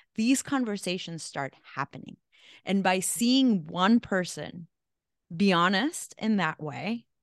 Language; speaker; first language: English; non-native, fluent; Spanish